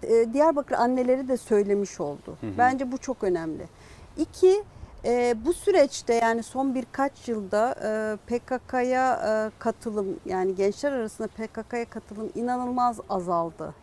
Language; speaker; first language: Turkish; non-native, local second language; Kurdish